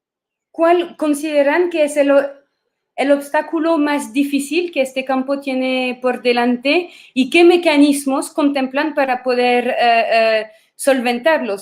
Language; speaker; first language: Spanish; non-native, fluent; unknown